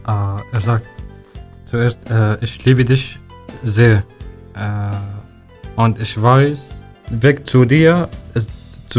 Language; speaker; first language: German; non-native, learner; Arabic